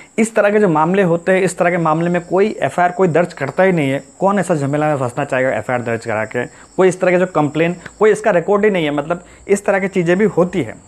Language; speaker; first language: Hindi; non-native, local second language; Assamese